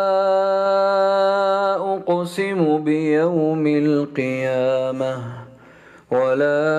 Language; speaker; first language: Arabic; native; Arabic